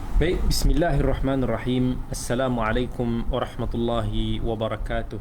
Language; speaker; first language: Malay; native; Malay